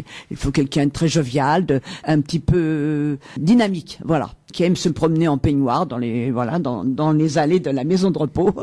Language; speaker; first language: French; native; French